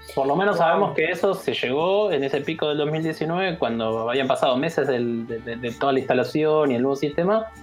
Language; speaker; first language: Spanish; native; Spanish